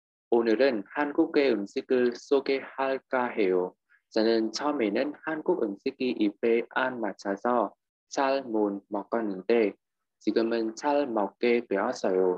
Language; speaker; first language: Korean; non-native, fluent; Vietnamese